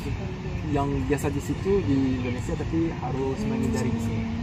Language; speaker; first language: Indonesian; non-native, fluent; French